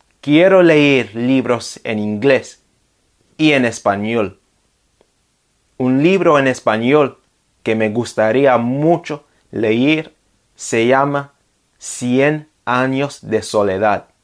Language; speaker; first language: Spanish; non-native, fluent; English